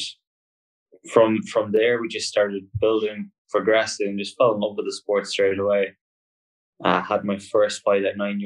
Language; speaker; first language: English; native; English